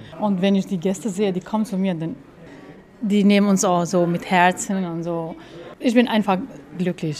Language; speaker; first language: German; non-native, learner; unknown